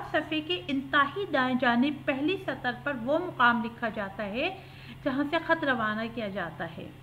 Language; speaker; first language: Urdu; native; Urdu